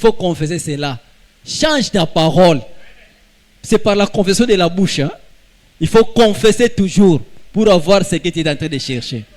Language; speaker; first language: French; non-native, local second language; Lingala